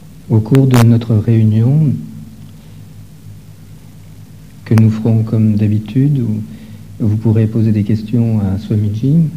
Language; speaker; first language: French; native; French